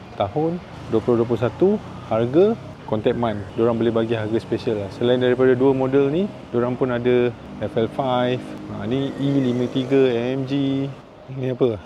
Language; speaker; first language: Malay; native; Malay